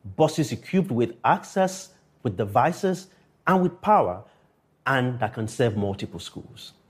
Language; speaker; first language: English; non-native, local second language; Yoruba